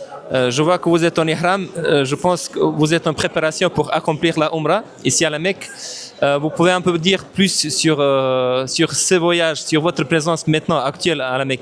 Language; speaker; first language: French; non-native, fluent; Bosnian